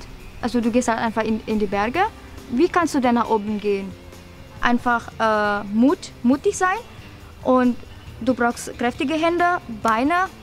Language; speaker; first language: German; non-native, fluent; Indonesian